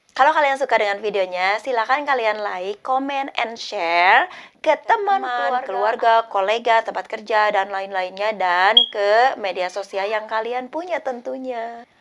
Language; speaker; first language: Indonesian; native; Indonesian